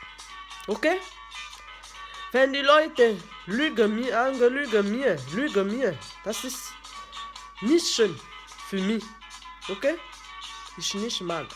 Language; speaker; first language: German; non-native, learner; French